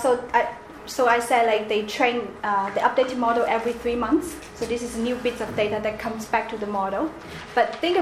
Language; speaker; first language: English; non-native, fluent; Chinese